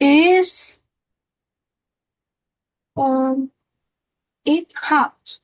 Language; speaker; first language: English; non-native, learner; Vietnamese